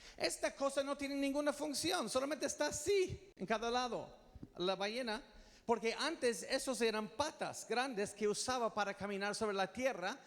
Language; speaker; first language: Spanish; non-native, fluent; English